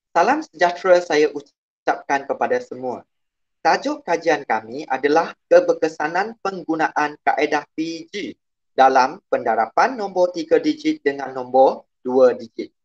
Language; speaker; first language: Malay; non-native, local second language; Chinese